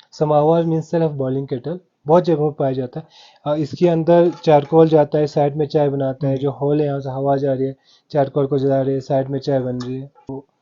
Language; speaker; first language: Hindi; non-native, local second language; Balti